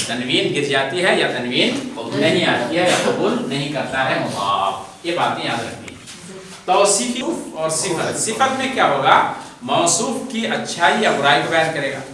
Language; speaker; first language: Urdu; native; Urdu